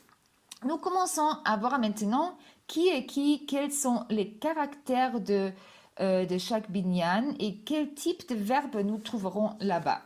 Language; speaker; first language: French; non-native, fluent; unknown